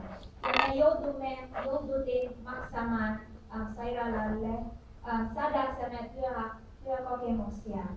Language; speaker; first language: Finnish; non-native, fluent; Filipino